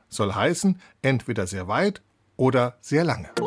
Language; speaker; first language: German; native; German